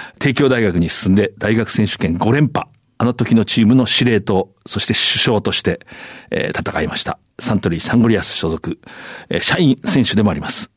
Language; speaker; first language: Japanese; native; Japanese